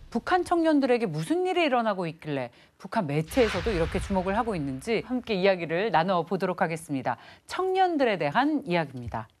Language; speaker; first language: Korean; native; Korean